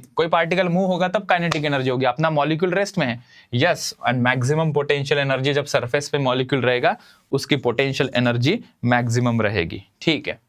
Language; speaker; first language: Hindi; non-native, local second language; Marathi